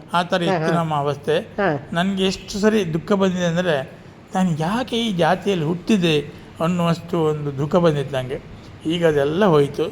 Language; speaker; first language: Kannada; native; Kannada